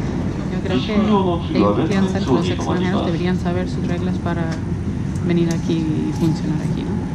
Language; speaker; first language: Spanish; non-native, fluent; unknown